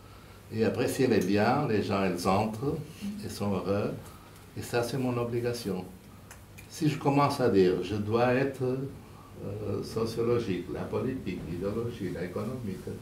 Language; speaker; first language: French; non-native, fluent; Portuguese